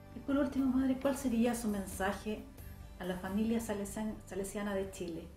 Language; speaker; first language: Spanish; native; Spanish